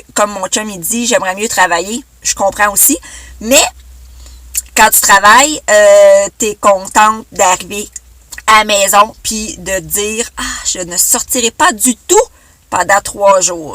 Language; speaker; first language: French; native; French